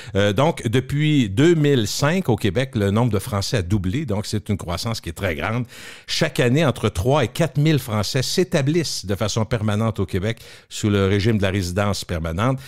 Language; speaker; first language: French; native; French